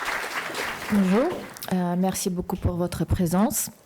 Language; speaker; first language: French; non-native, fluent; Uzbek